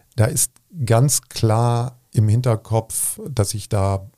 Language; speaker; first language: German; native; German